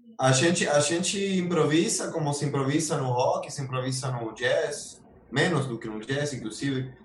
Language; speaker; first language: Portuguese; non-native, fluent; Spanish